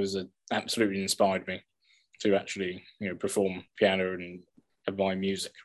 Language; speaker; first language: English; native; English